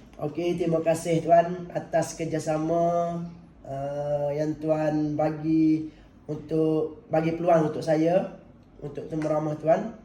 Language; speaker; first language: Malay; native; Malay